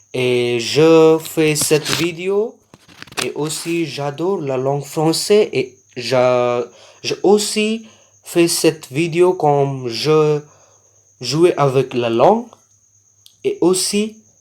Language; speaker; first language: French; non-native, learner; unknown